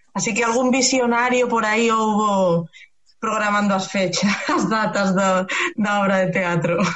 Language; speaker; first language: Spanish; non-native, local second language; Galician